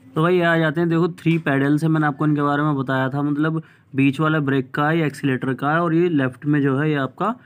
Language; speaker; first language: Hindi; native; Hindi